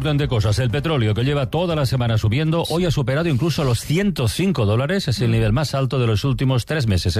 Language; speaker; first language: Spanish; native; Spanish